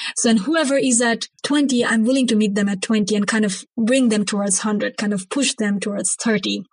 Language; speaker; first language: English; non-native, local second language; Bangla